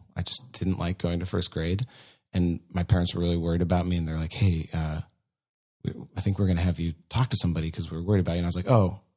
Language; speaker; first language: English; native; English